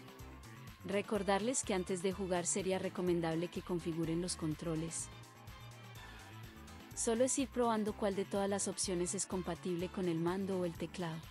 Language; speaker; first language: Spanish; native; Spanish